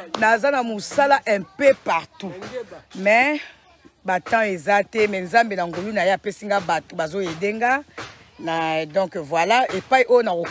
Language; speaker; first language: Lingala; non-native, local second language; Kongo